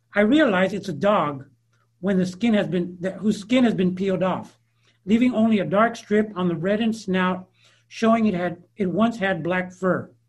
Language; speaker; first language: English; early bilingual, other home language; Spanish